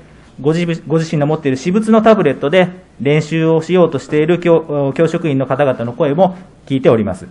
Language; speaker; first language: Japanese; native; Japanese